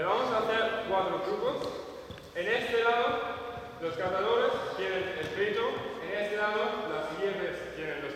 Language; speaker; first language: Spanish; non-native, learner; German